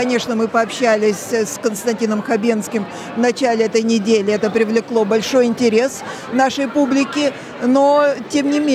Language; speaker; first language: Russian; native; Russian